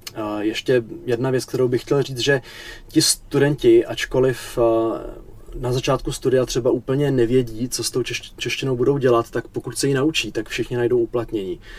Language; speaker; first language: Czech; native; Czech